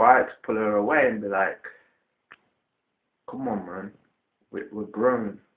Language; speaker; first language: English; native; English